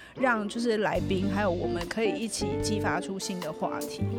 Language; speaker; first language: Chinese; native; Chinese